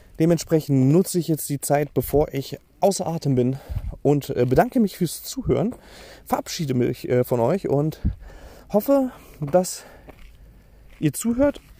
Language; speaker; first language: German; native; German